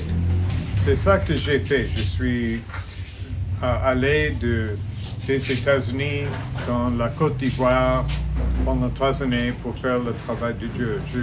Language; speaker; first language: French; non-native, fluent; English